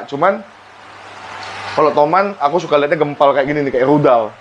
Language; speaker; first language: Indonesian; native; Indonesian